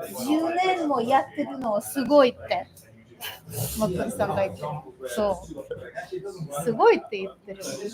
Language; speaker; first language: Japanese; non-native, fluent; Chinese